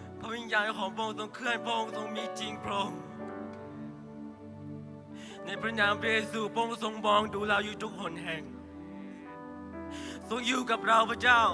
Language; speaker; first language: Thai; native; Thai